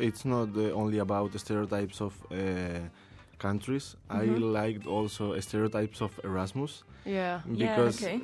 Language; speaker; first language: English; non-native, learner; Spanish